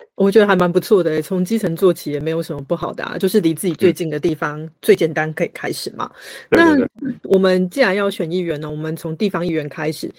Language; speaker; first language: Chinese; native; Chinese